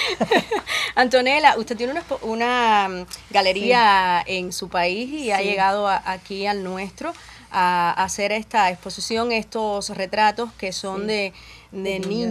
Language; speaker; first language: Spanish; native; Spanish